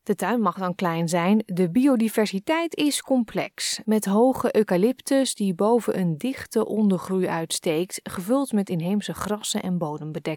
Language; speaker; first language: Dutch; native; Dutch